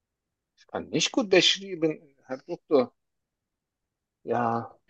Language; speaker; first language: German; non-native, learner; Turkish